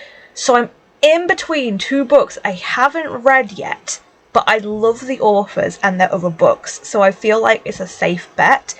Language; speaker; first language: English; native; English